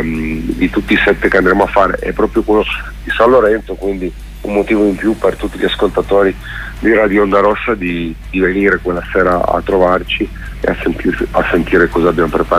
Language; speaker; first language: Italian; native; Italian